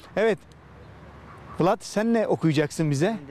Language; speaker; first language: Turkish; native; Turkish